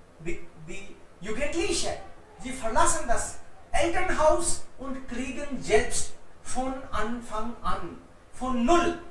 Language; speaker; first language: German; non-native, fluent; Hindi